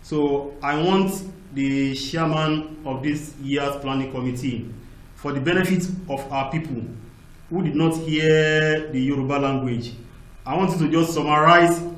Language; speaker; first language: English; non-native, local second language; Yoruba